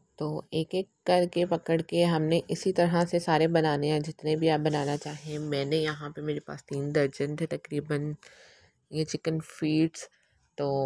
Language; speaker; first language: Urdu; native; Urdu